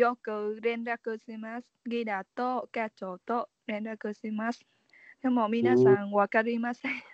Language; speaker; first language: Japanese; non-native, learner; Vietnamese